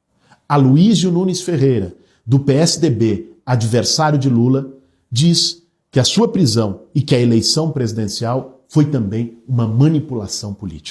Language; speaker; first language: Portuguese; native; Portuguese